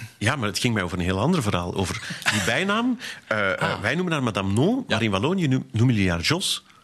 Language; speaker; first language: Dutch; native; Dutch